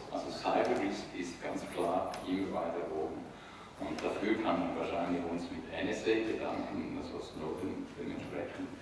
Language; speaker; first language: German; non-native, fluent; Italian